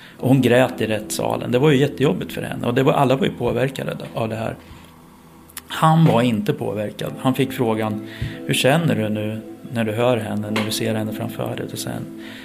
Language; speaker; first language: Swedish; native; Swedish